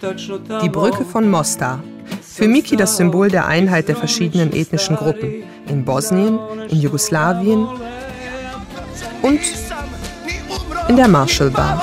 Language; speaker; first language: German; native; German